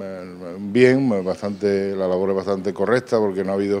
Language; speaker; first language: Spanish; native; Spanish